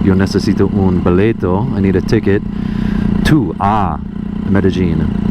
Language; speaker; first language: Spanish; non-native, learner; English